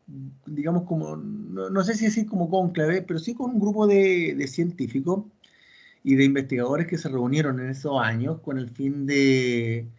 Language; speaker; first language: Spanish; native; Spanish